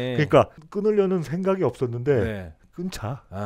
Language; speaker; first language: Korean; native; Korean